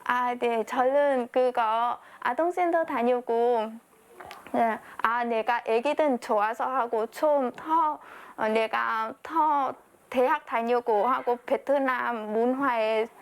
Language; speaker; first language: Korean; non-native, learner; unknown